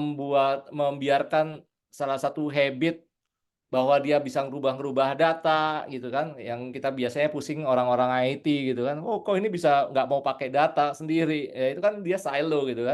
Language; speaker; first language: Indonesian; native; Indonesian